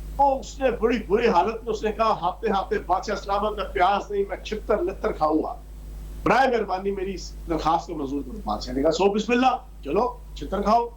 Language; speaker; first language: Urdu; non-native, local second language; Punjabi